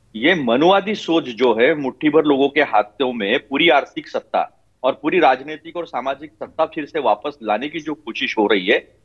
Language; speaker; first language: Hindi; non-native, local second language; Marathi